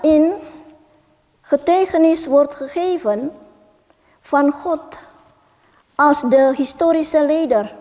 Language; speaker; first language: Dutch; non-native, fluent; Indonesian